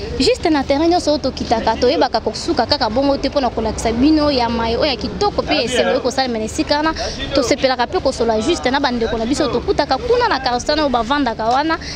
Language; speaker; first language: Lingala; native; Lingala